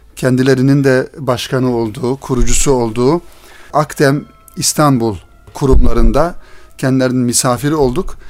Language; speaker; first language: Turkish; native; Turkish